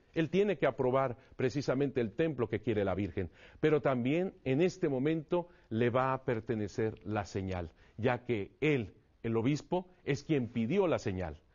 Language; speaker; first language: Spanish; native; Spanish